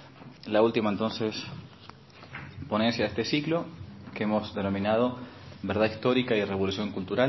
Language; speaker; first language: Spanish; native; Spanish